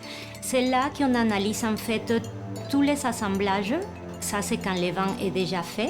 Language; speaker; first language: French; non-native, fluent; Spanish